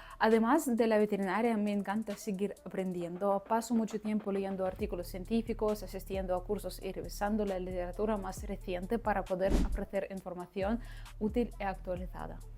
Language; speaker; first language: Spanish; non-native, fluent; Russian